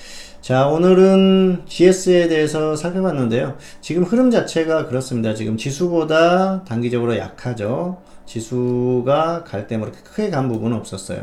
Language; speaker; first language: Korean; native; Korean